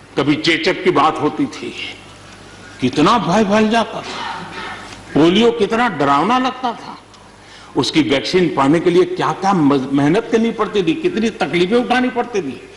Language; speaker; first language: Hindi; non-native, local second language; Gujarati